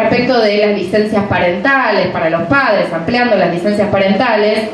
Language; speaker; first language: Spanish; native; Spanish